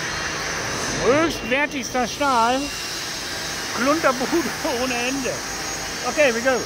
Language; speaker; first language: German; native; German